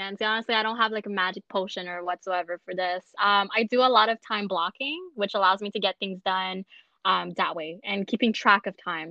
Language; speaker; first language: English; native; English